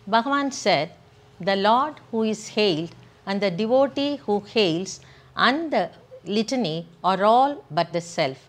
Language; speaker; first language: English; non-native, local second language; Tamil